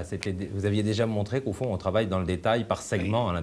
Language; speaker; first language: French; native; French